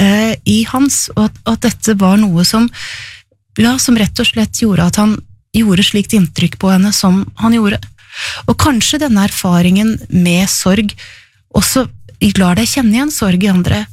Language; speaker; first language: Norwegian; native; Norwegian